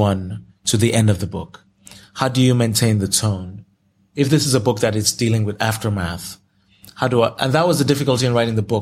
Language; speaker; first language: English; non-native, local second language; Yoruba